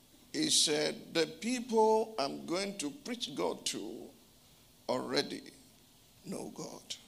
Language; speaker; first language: English; non-native, local second language; Yoruba